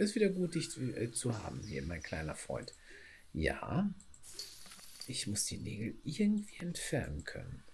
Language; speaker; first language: German; native; German